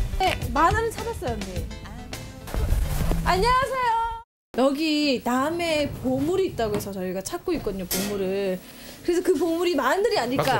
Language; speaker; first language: Korean; native; Korean